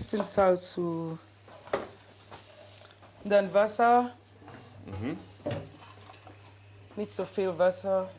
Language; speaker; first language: German; non-native, learner; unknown